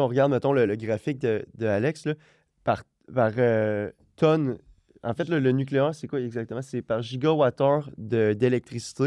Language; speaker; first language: French; native; French